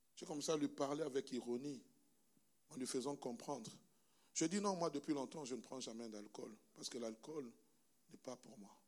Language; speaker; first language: French; non-native, local second language; Luba-Lulua